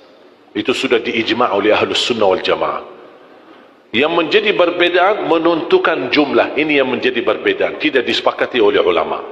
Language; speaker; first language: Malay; non-native, fluent; Arabic